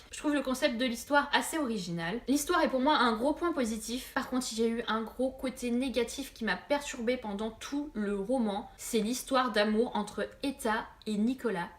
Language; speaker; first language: French; native; French